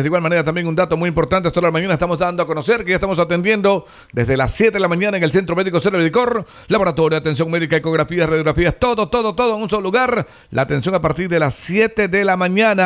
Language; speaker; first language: Spanish; native; Spanish